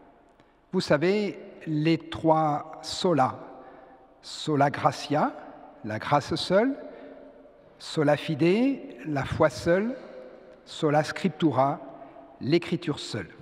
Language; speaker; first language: French; native; French